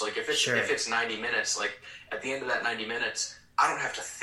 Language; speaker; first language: English; native; English